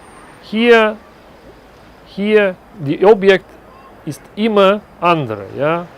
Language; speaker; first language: German; non-native, learner; Russian